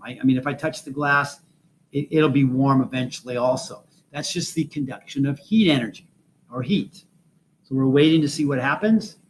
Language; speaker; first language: English; native; English